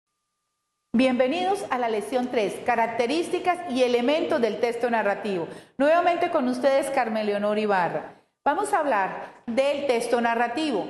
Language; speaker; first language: Spanish; native; Spanish